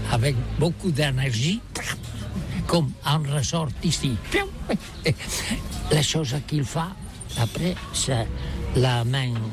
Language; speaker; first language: French; non-native, learner; Catalan